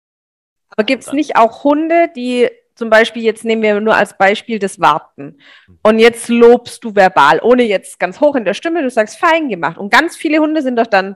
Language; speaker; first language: German; native; German